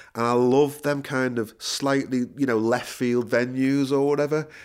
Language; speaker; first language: English; native; English